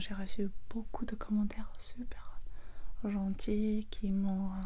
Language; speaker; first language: French; non-native, learner; English